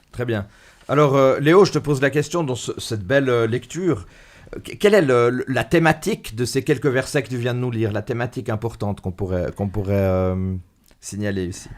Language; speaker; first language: French; native; French